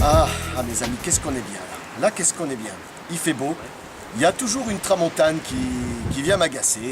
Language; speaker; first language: French; native; French